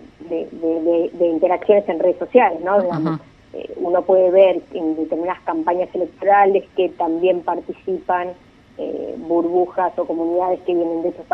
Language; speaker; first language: Spanish; native; Spanish